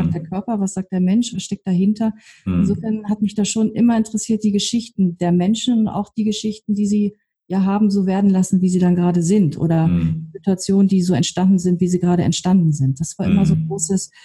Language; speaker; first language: German; native; German